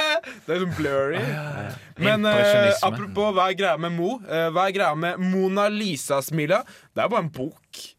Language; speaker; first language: Norwegian; native; Norwegian